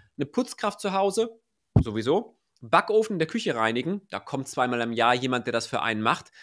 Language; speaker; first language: German; native; German